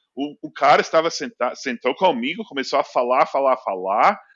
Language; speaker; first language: Portuguese; non-native, fluent; English